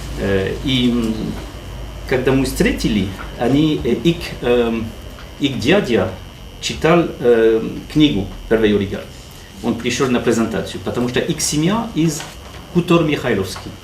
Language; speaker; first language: Russian; non-native, learner; French